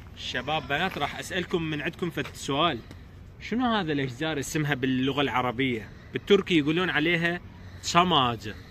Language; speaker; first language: Arabic; non-native, local second language; Azerbaijani